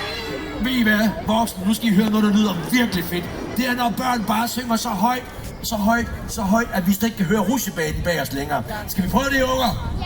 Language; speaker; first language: Danish; native; Danish